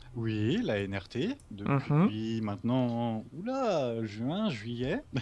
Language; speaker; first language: French; native; French